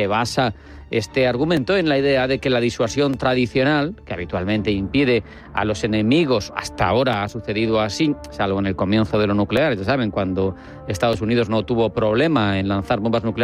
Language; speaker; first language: Spanish; native; Spanish